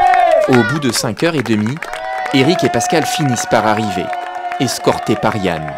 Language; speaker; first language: French; native; French